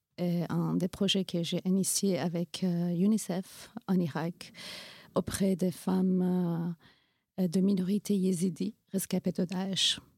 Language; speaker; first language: French; non-native, fluent; Kurdish